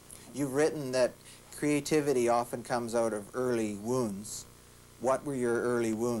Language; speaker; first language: English; native; English